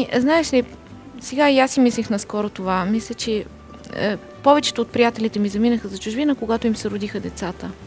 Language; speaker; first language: Bulgarian; native; Bulgarian